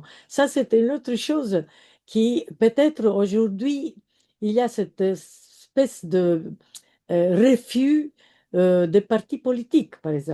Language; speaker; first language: French; non-native, fluent; Italian